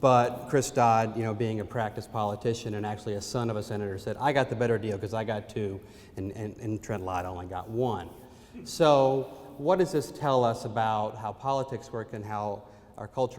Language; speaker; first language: English; native; English